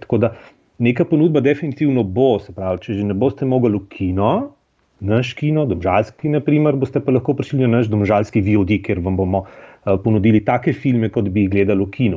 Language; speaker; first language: Slovenian; native; Slovenian